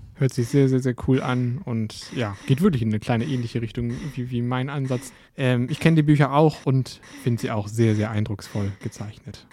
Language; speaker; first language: German; native; German